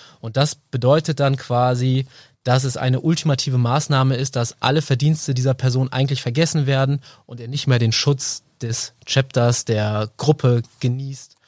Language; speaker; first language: German; native; German